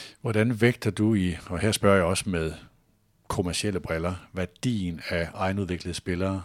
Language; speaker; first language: Danish; native; Danish